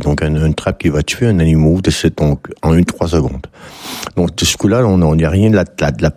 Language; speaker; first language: French; native; French